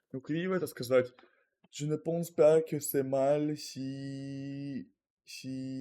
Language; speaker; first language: French; non-native, learner; Russian